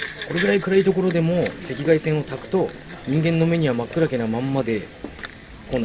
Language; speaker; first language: Japanese; native; Japanese